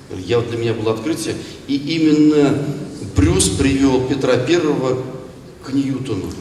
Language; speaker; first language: Russian; non-native, local second language; Tatar